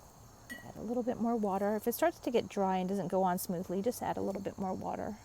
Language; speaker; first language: English; native; English